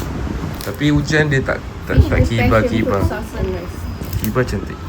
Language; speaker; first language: Malay; native; Malay